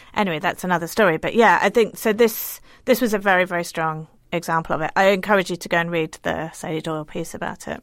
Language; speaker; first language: English; native; English